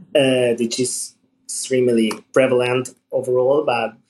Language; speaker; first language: English; non-native, fluent; Spanish